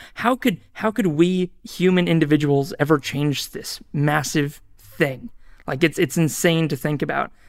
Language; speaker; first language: English; native; English